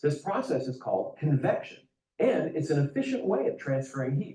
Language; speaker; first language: English; native; English